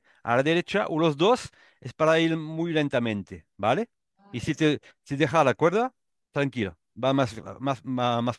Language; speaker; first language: Spanish; non-native, learner; French